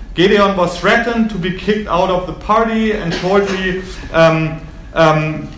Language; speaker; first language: English; non-native, fluent; German